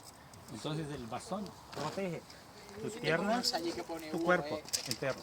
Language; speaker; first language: Spanish; non-native, learner; French